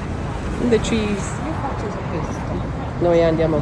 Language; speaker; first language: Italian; non-native, learner; English